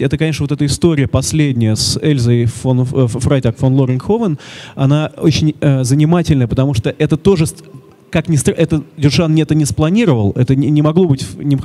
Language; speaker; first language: Russian; native; Russian